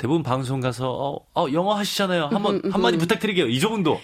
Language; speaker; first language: Korean; early bilingual, heritage; Korean